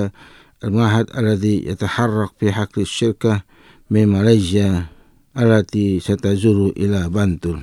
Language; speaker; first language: Arabic; non-native, fluent; Indonesian